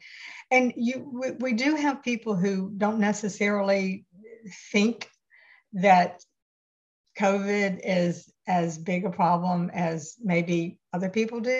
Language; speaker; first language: English; native; English